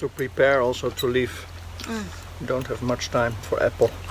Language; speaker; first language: English; non-native, learner; Dutch